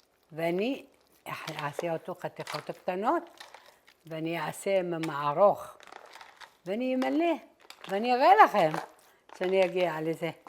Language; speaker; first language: Hebrew; non-native, fluent; Arabic